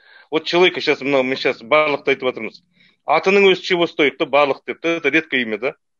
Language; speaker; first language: Russian; non-native, local second language; Kazakh